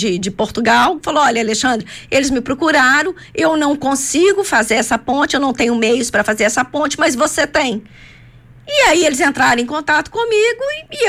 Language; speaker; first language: Portuguese; native; Portuguese